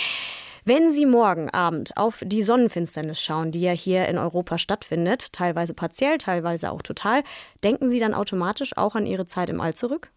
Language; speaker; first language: German; native; German